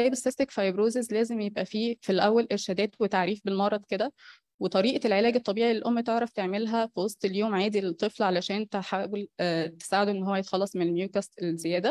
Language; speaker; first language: Arabic; native; Arabic